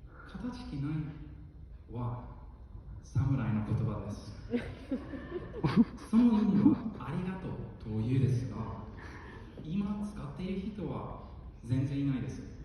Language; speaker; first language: Japanese; non-native, fluent; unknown